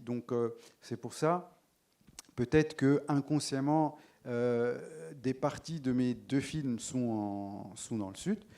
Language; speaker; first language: French; non-native, local second language; Arabic